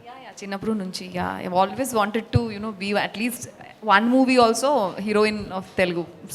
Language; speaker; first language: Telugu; non-native, learner; Bangla